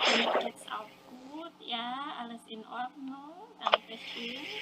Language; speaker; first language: German; non-native, fluent; Indonesian